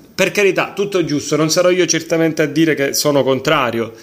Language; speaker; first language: Italian; native; Italian